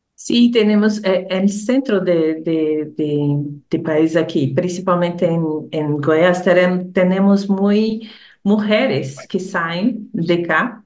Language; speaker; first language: Portuguese; native; Portuguese